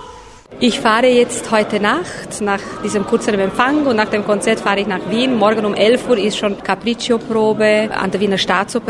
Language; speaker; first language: German; non-native, fluent; Romanian